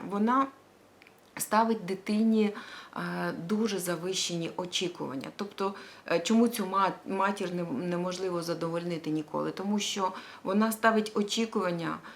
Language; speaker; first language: Ukrainian; non-native, local second language; Russian